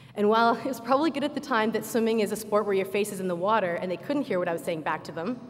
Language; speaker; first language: English; native; English